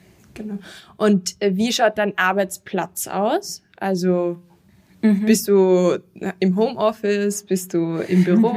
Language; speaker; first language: German; native; German